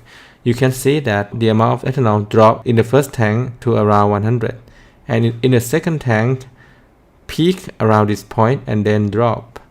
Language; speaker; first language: English; non-native, fluent; Thai